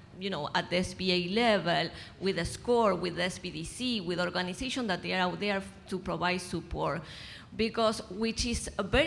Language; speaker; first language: English; non-native, fluent; Spanish